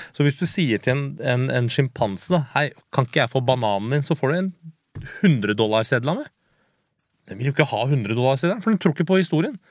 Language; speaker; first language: Norwegian; early bilingual, other home language; Persian